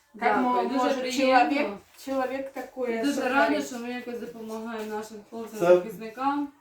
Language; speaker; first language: Ukrainian; native; Ukrainian